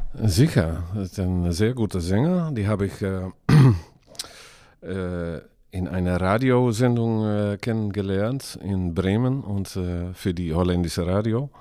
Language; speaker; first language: German; non-native, learner; Dutch